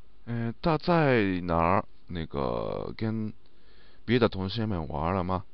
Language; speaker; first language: Chinese; non-native, learner; Japanese